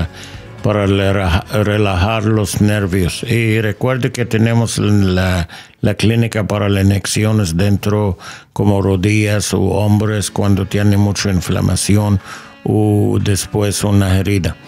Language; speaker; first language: Spanish; non-native, learner; English